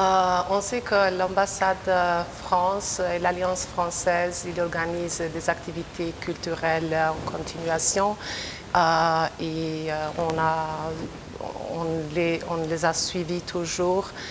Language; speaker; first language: French; non-native, fluent; Albanian